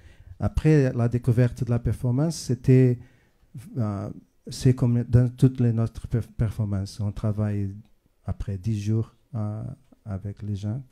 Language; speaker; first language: French; non-native, fluent; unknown